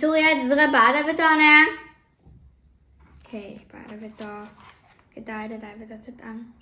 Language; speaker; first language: Vietnamese; early bilingual, heritage; Vietnamese